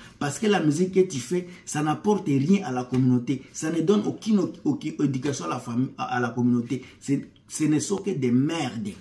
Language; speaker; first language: French; non-native, local second language; Lingala